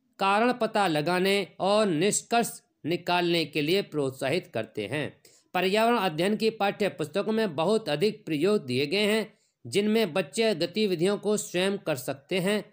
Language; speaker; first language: Hindi; native; Hindi